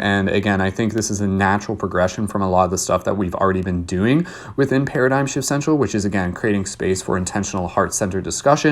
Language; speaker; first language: English; native; English